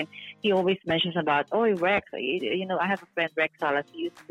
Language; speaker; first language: English; non-native, local second language; Filipino